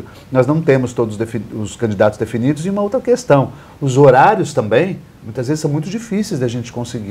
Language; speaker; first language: Portuguese; native; Portuguese